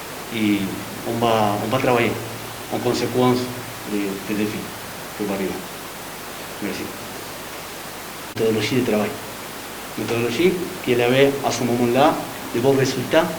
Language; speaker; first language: French; non-native, learner; Spanish